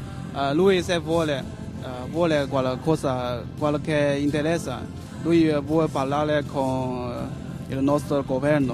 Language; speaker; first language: Italian; non-native, learner; Chinese